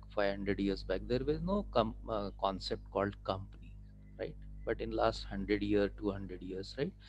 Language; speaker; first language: English; non-native, local second language; Marathi